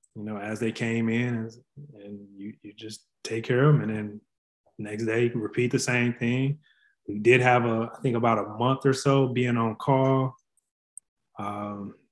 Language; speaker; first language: English; native; English